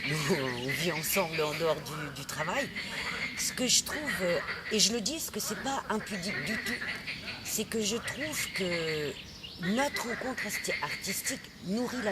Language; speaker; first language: French; native; French